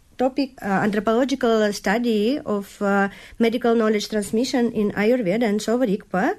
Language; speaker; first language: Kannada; non-native, learner; Russian